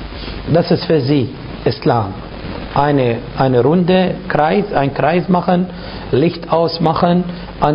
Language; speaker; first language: German; non-native, fluent; Arabic